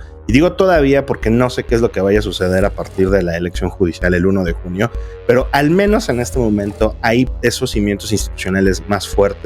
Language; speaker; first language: Spanish; native; Spanish